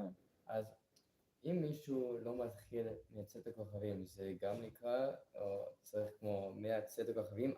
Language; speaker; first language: Hebrew; non-native, learner; English